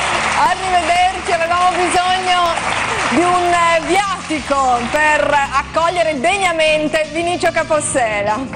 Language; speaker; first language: Italian; native; Italian